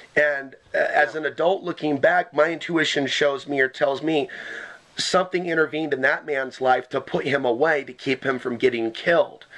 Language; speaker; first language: English; native; English